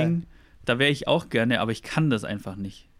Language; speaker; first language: German; native; German